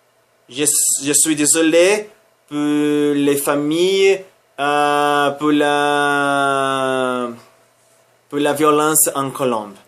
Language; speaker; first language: French; non-native, learner; Spanish